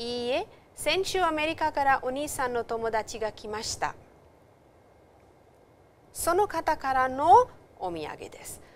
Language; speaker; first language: Japanese; non-native, fluent; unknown